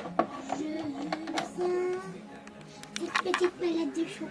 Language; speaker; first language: French; native; French